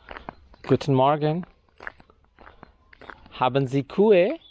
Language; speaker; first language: German; non-native, fluent; Urdu